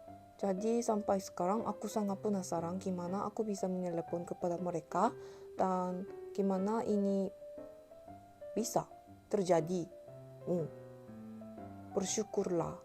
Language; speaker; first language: Indonesian; non-native, learner; Korean